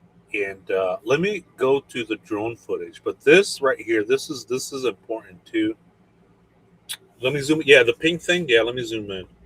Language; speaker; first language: English; native; English